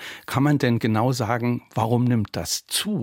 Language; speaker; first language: German; native; German